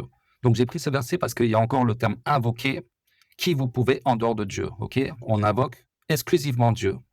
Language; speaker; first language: French; native; French